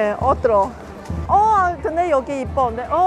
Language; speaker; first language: Korean; non-native, learner; Chinese